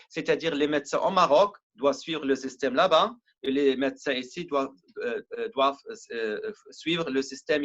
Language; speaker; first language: French; non-native, learner; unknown